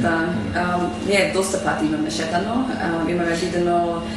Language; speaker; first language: Macedonian; early bilingual, heritage; Macedonian